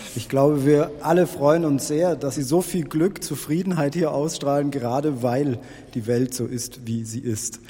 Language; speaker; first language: German; native; German